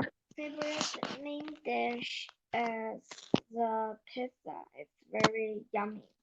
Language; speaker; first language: English; non-native, learner; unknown